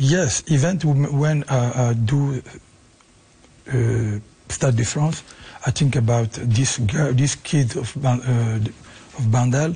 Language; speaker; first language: English; non-native, learner; Lingala